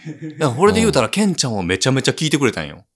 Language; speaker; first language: Japanese; native; Japanese